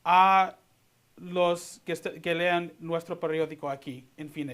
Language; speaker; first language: Spanish; early bilingual, heritage; Spanish